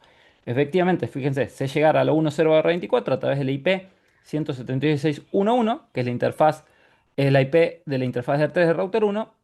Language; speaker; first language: Spanish; native; Spanish